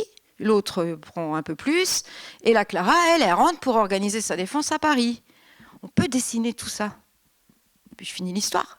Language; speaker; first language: French; native; French